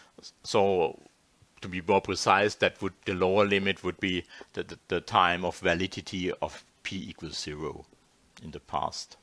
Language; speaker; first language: English; non-native, fluent; German